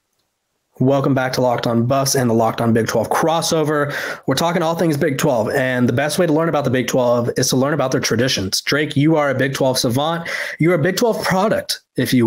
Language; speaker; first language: English; native; English